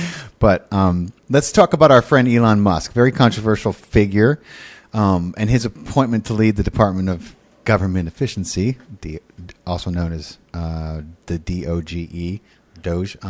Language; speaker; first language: English; native; English